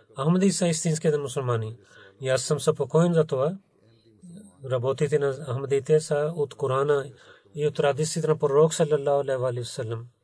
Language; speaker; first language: Bulgarian; non-native, learner; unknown